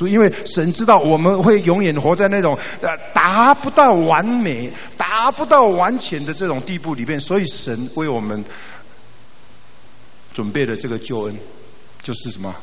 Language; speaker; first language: Chinese; native; Chinese